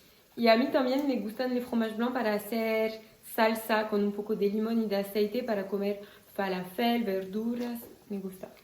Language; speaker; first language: Spanish; non-native, fluent; French